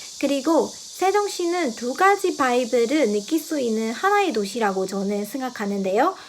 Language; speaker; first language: Korean; non-native, fluent; Burmese